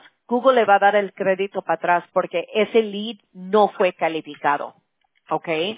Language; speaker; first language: Spanish; early bilingual, heritage; Spanish